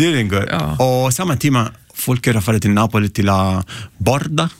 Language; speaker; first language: Icelandic; non-native, learner; Italian